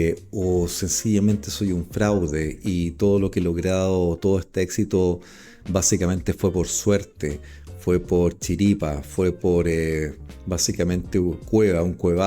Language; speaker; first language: Spanish; native; Spanish